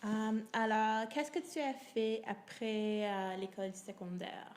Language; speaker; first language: French; non-native, local second language; English